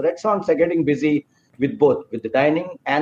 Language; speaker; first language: English; non-native, local second language; Marathi